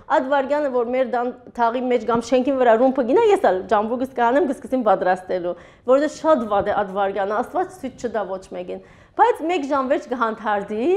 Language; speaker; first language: Armenian; early bilingual, heritage; Armenian